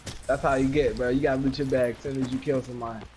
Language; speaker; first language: English; native; English